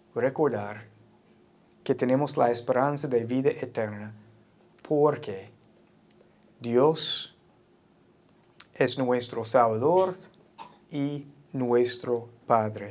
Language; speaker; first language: Spanish; non-native, fluent; English